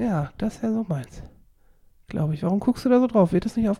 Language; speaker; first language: German; native; German